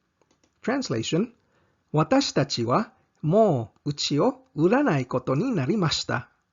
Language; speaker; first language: Japanese; non-native, fluent; English